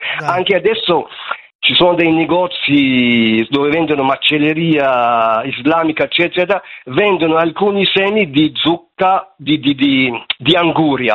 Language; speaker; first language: Italian; non-native, fluent; Arabic